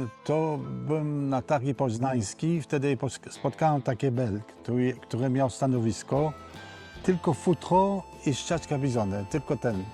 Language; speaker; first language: Polish; early bilingual, heritage; Polish